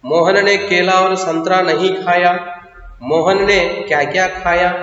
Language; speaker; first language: Hindi; non-native, local second language; Kannada